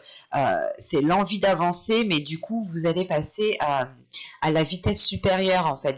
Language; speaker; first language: French; native; French